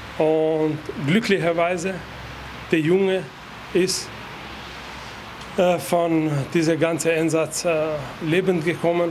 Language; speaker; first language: German; non-native, fluent; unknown